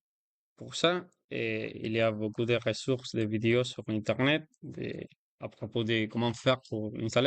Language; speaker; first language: French; non-native, learner; Spanish